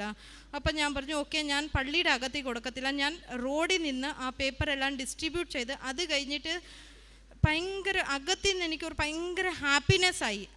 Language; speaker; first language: Malayalam; early bilingual, heritage; Malayalam